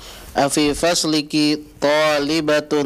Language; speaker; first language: Arabic; non-native, learner; Indonesian